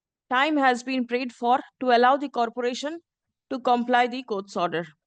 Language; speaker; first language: English; non-native, local second language; Bangla